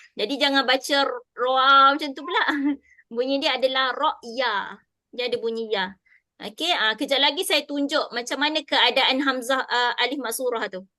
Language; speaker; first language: Malay; native; Malay